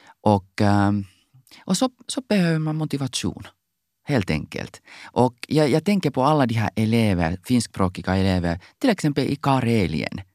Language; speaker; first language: Swedish; non-native, local second language; Finnish